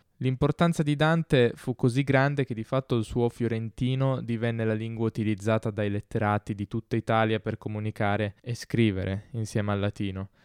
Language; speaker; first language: Italian; native; Italian